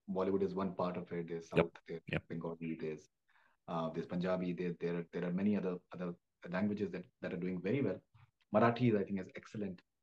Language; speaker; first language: Hindi; native; Hindi